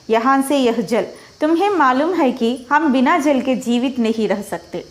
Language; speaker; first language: Hindi; non-native, local second language; Telugu